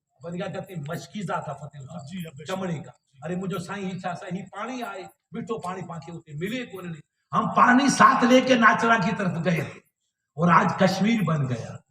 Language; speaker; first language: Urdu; non-native, local second language; Sindhi